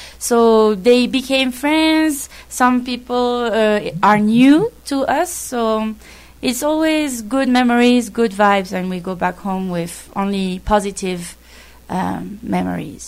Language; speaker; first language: English; non-native, fluent; French